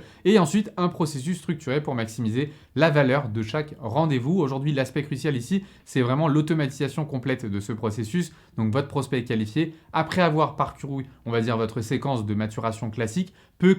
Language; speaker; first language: French; native; French